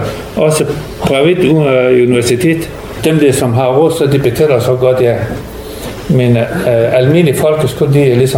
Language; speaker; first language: Danish; non-native, learner; Persian